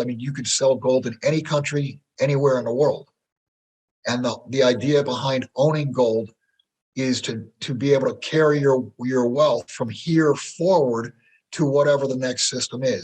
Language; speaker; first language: English; native; English